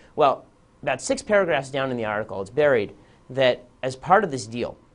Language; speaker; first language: English; native; English